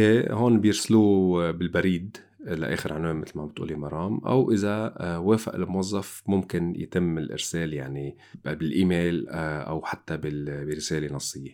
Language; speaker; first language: Arabic; native; Arabic